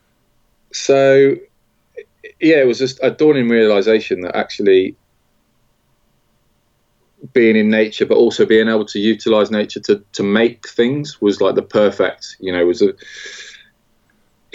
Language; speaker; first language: English; native; English